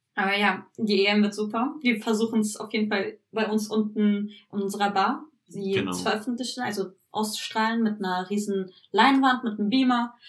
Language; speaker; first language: German; early bilingual, other home language; Turkish